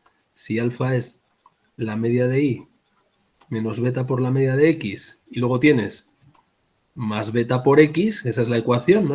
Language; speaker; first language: Spanish; native; Spanish